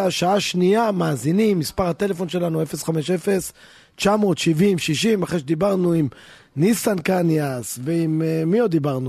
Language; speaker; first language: Hebrew; native; Hebrew